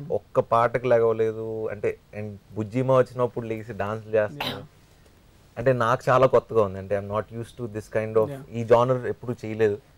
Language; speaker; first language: Telugu; native; Telugu